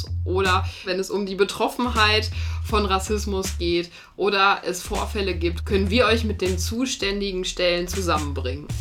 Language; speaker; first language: German; native; German